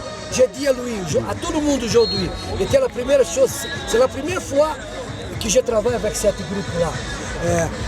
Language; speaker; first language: French; non-native, fluent; Portuguese